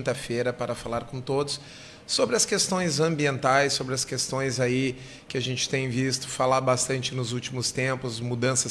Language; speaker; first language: Portuguese; native; Portuguese